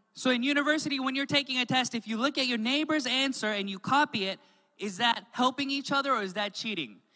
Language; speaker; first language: English; native; English